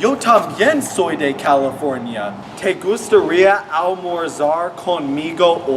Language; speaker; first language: Spanish; non-native, learner; English